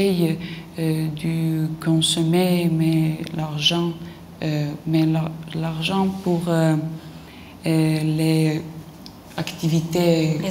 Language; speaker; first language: French; non-native, learner; Lithuanian